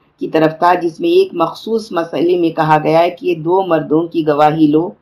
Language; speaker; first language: Urdu; native; Urdu